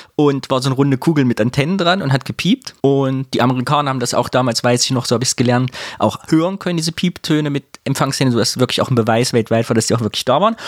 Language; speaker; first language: German; native; German